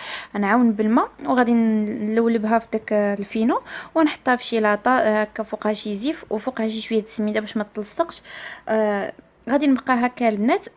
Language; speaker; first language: Arabic; native; Arabic